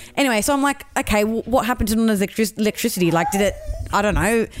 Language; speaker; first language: English; native; English